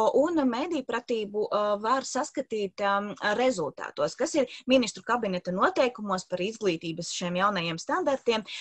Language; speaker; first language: Latvian; native; Latvian